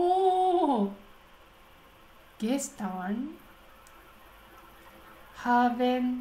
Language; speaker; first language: German; non-native, learner; Japanese